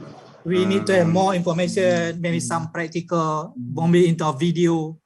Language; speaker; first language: English; non-native, learner; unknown